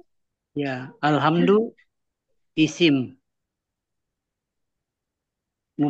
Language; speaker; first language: Arabic; non-native, learner; Indonesian